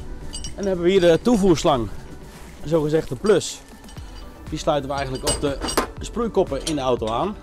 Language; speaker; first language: Dutch; native; Dutch